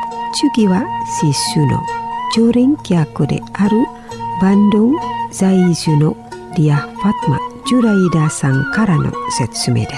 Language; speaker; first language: Japanese; non-native, fluent; Indonesian